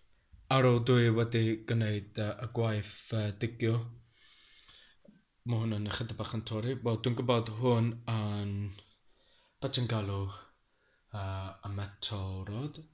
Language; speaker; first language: Welsh; non-native, learner; English